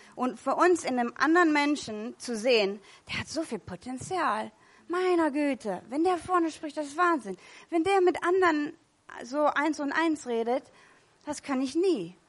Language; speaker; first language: German; non-native, fluent; English